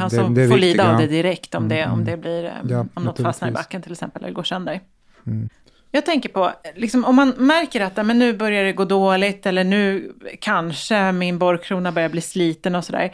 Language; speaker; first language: Swedish; native; Swedish